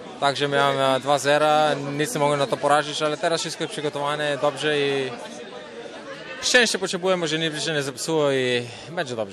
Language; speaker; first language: Polish; non-native, fluent; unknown